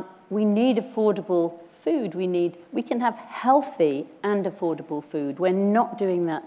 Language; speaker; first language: English; native; English